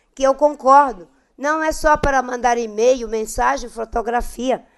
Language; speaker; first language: Portuguese; native; Portuguese